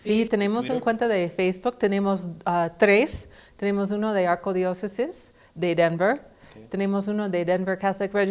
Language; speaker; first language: Spanish; non-native, fluent; English